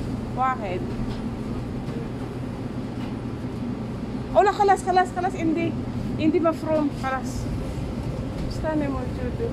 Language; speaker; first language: Arabic; non-native, learner; Filipino